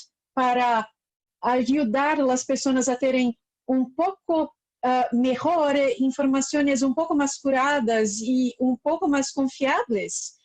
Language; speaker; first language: Spanish; non-native, learner; Portuguese